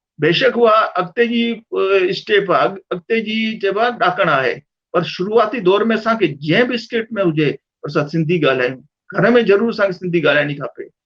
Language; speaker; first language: Sindhi; early bilingual, heritage; Sindhi